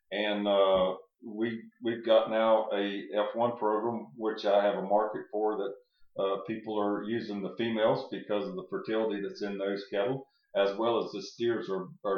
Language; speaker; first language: English; native; English